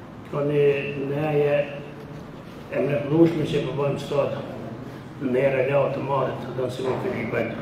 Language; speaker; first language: Albanian; native; Albanian